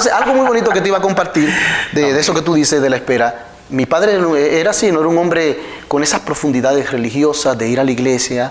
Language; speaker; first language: Spanish; native; Spanish